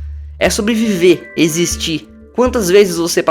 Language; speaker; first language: Portuguese; native; Portuguese